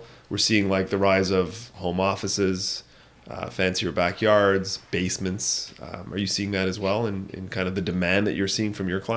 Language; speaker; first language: English; native; English